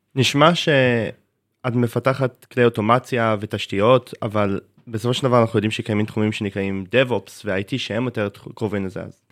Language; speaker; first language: Hebrew; native; Hebrew